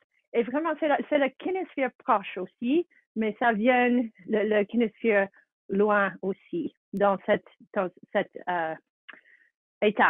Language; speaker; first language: French; non-native, fluent; English